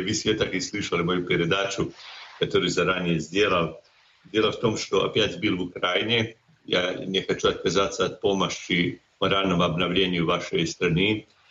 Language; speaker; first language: Ukrainian; non-native, learner; Croatian